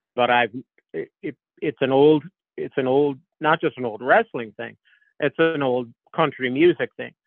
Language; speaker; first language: English; native; English